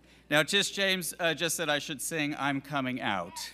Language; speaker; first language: English; native; English